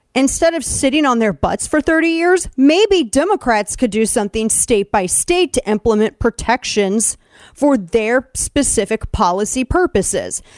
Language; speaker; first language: English; native; English